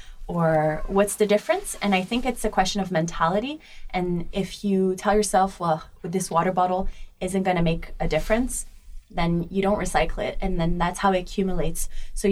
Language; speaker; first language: English; native; English